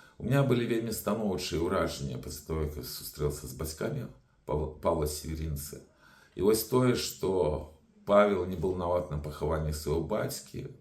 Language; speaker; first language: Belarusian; non-native, local second language; Russian